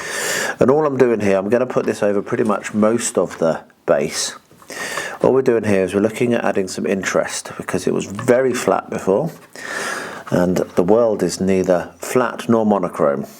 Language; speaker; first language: English; native; English